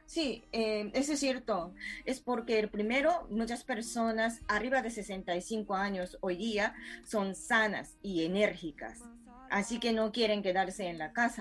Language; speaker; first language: Spanish; non-native, fluent; Japanese